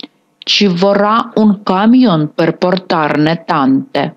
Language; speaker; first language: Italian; non-native, fluent; Ukrainian